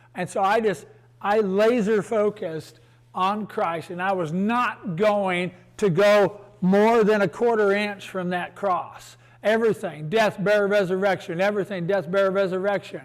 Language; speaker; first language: English; native; English